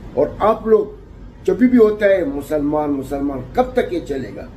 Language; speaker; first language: Hindi; non-native, learner; Arabic